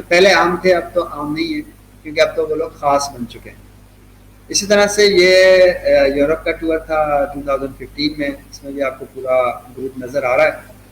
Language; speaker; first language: Urdu; native; Urdu